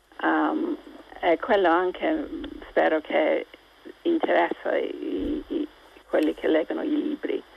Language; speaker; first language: Italian; non-native, local second language; English